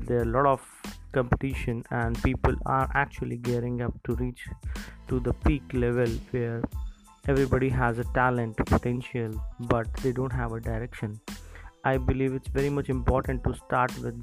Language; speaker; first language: English; non-native, local second language; Hindi